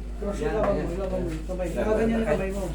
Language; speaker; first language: Filipino; native; Filipino